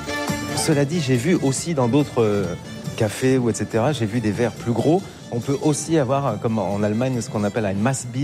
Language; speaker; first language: French; native; French